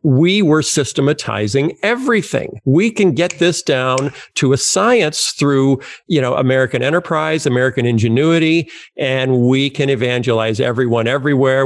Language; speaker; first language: English; native; English